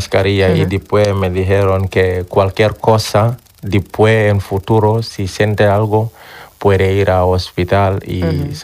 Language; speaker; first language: Spanish; non-native, learner; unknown